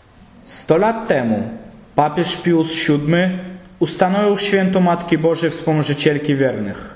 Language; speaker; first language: Polish; native; Polish